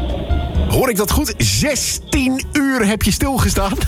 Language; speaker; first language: Dutch; native; Dutch